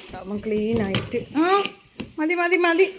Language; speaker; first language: Malayalam; native; Malayalam